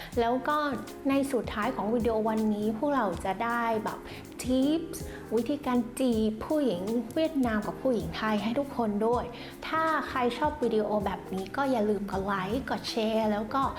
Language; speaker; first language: Thai; non-native, fluent; Vietnamese